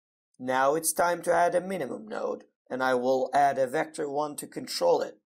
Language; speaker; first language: English; non-native, fluent; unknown